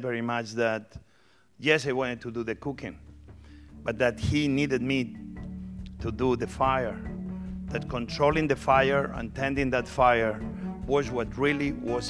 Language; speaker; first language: English; non-native, fluent; Spanish